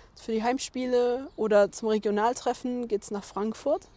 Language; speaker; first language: German; native; German